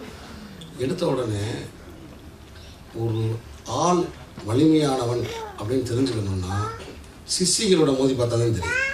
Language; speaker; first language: Tamil; native; Tamil